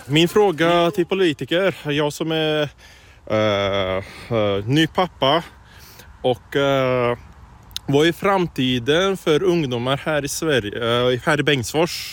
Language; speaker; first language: Swedish; non-native, learner; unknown